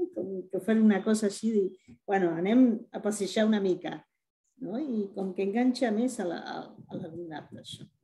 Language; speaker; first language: Catalan; non-native, fluent; Spanish